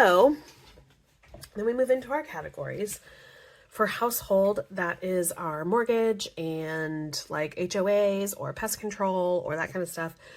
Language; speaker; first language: English; native; English